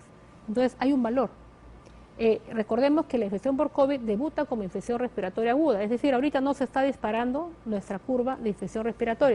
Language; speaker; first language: Spanish; native; Spanish